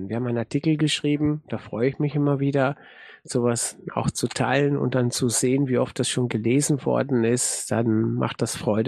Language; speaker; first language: German; native; German